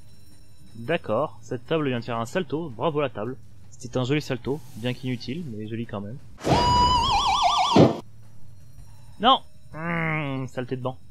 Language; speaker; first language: French; native; French